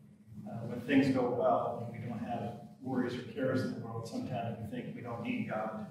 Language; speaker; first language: English; native; English